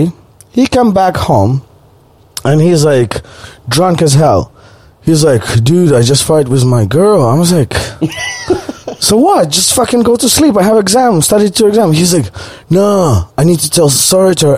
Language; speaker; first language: English; non-native, fluent; Ukrainian